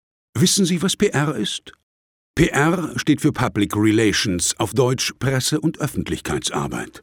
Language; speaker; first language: German; native; German